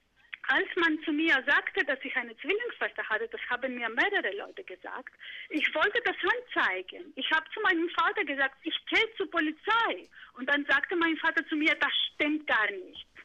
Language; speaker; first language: German; non-native, fluent; Greek